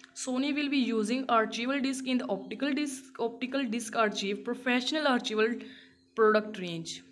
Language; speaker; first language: English; non-native, local second language; Urdu